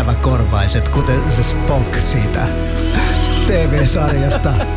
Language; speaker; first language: Finnish; native; Finnish